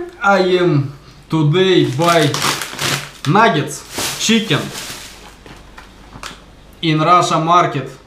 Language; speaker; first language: English; non-native, learner; Russian